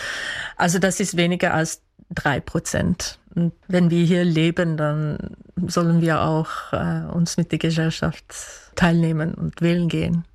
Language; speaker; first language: German; non-native, fluent; Dutch